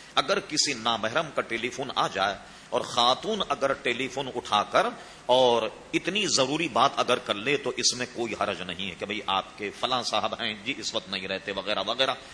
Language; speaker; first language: Urdu; native; Urdu